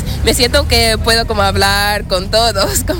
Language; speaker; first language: Spanish; non-native, learner; English